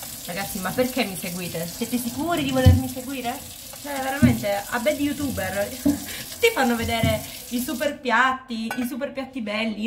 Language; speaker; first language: Italian; native; Italian